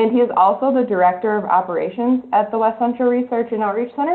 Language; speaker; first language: English; native; English